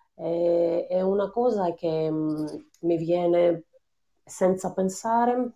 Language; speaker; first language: Italian; non-native, fluent; Greek